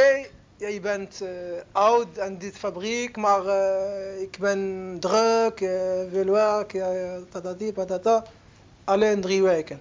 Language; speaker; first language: Dutch; non-native, learner; Arabic